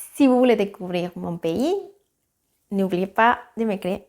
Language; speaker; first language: French; non-native, fluent; Spanish